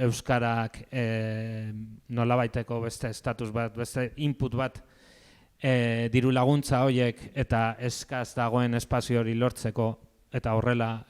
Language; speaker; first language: Basque; native; Basque